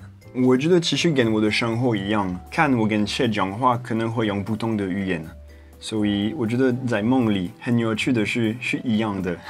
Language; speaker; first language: Chinese; non-native, fluent; French